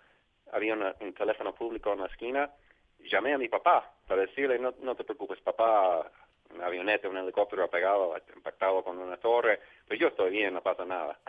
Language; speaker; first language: Spanish; non-native, fluent; English